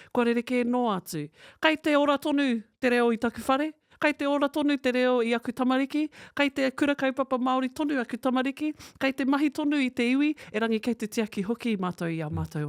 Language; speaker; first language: Māori; non-native, local second language; English